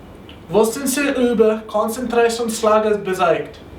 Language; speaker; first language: German; non-native, learner; English